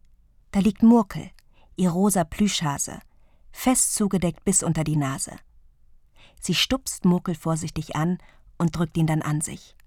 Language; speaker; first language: German; native; German